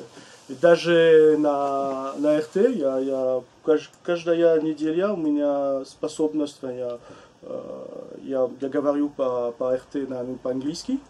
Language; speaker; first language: Russian; non-native, learner; French